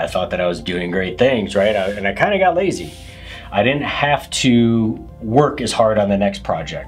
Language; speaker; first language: English; native; English